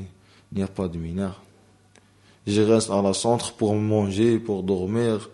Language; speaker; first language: French; non-native, learner; Arabic